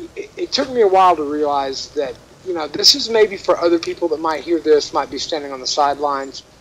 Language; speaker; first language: English; native; English